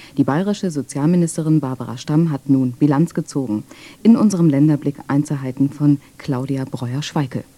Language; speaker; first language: German; native; German